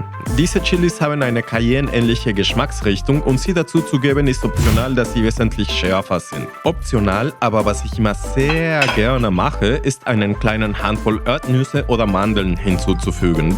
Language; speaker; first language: German; non-native, fluent; Spanish